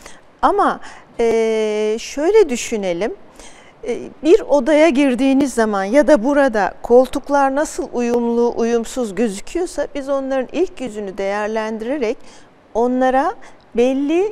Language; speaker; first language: Turkish; native; Turkish